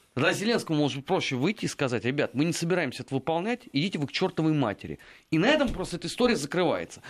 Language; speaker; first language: Russian; native; Russian